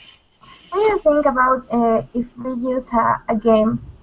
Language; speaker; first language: English; non-native, learner; Spanish